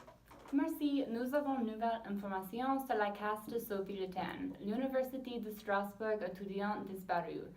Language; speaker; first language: French; non-native, learner; English